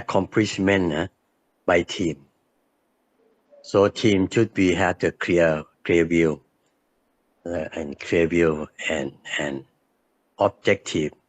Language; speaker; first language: English; non-native, learner; Thai